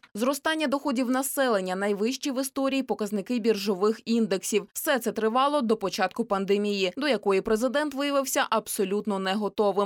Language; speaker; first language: Ukrainian; native; Ukrainian